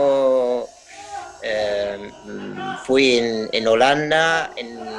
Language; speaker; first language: Spanish; non-native, learner; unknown